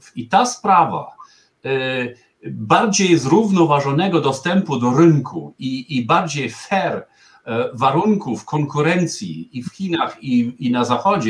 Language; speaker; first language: Polish; non-native, fluent; German